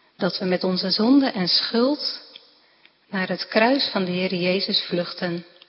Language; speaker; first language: Dutch; native; Dutch